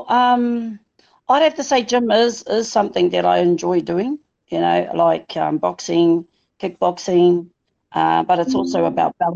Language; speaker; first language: English; non-native, local second language; Māori